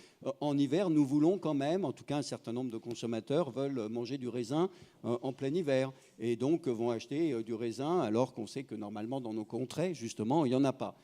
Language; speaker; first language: French; native; French